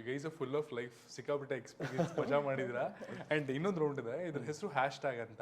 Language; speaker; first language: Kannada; native; Kannada